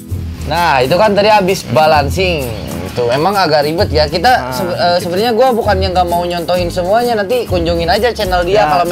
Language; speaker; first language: Indonesian; native; Indonesian